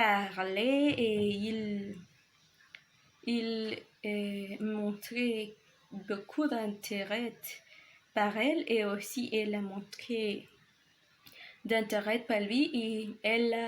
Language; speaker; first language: French; non-native, learner; Spanish